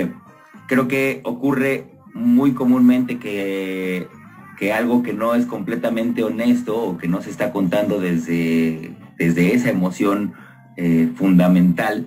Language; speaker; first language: Spanish; native; Spanish